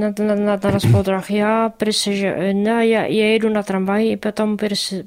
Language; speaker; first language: Russian; non-native, learner; Czech